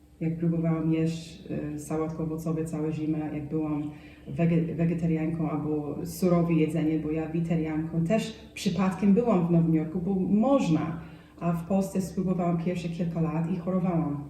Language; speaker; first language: Polish; non-native, fluent; English